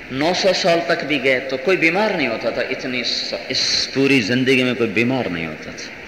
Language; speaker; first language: Urdu; non-native, local second language; Punjabi